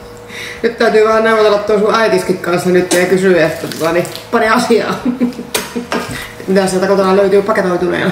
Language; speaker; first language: Finnish; native; Finnish